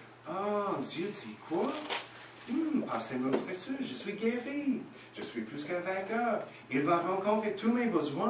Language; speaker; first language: French; non-native, fluent; English